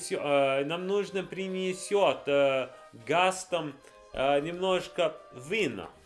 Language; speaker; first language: Russian; non-native, learner; English